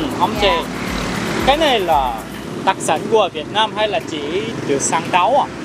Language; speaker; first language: Vietnamese; non-native, fluent; Korean